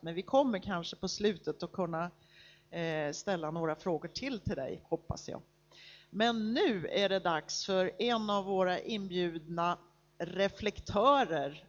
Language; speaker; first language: Swedish; native; Swedish